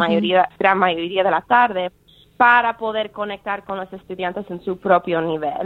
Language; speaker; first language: Spanish; early bilingual, heritage; Spanish